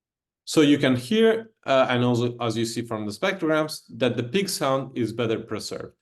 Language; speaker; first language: English; non-native, fluent; Italian